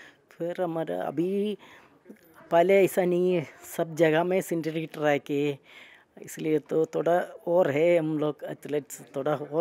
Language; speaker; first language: Hindi; non-native, local second language; Malayalam